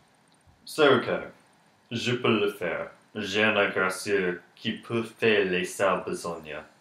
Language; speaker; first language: French; non-native, learner; English